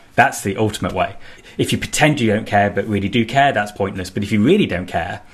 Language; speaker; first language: English; native; English